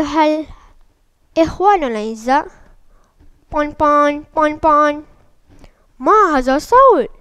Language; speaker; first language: Arabic; non-native, learner; Malay